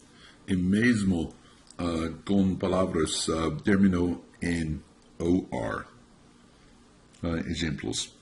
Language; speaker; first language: Portuguese; non-native, learner; English